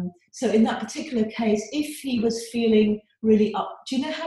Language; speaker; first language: English; native; English